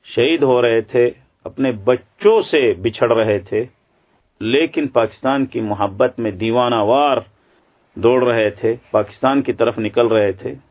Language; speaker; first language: Urdu; non-native, local second language; Pashto